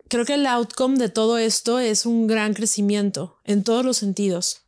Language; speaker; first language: Spanish; native; Spanish